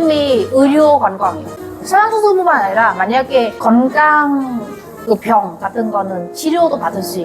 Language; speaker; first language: Korean; non-native, learner; Vietnamese